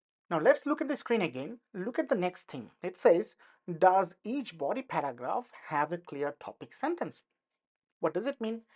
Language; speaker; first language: English; non-native, local second language; Bangla